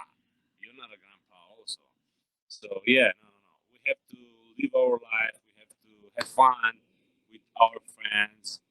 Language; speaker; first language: English; non-native, learner; Romanian